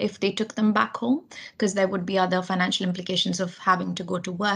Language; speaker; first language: English; non-native, local second language; Malayalam